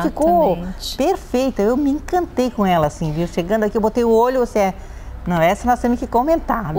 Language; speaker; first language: Portuguese; native; Portuguese